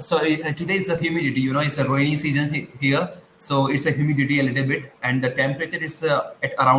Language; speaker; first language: English; non-native, learner; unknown